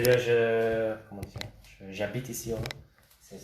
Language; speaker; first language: French; non-native, learner; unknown